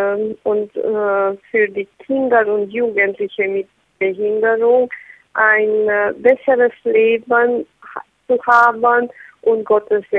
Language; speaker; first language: German; non-native, fluent; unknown